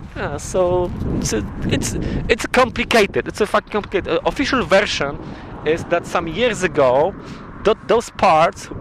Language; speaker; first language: English; non-native, learner; Polish